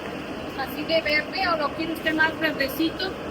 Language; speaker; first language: Spanish; native; Spanish